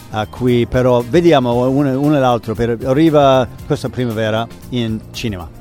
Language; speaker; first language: Italian; non-native, fluent; English